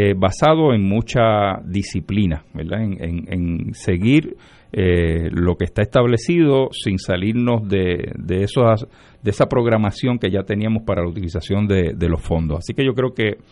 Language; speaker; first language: Spanish; native; Spanish